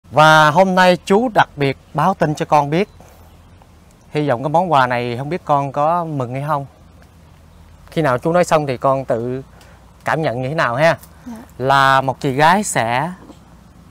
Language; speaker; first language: Vietnamese; native; Vietnamese